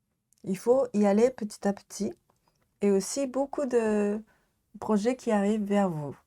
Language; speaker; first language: French; non-native, learner; Japanese